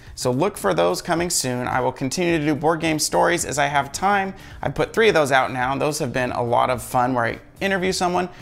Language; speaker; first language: English; native; English